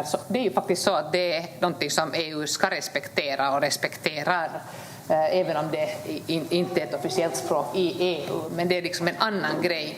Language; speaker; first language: Swedish; native; Swedish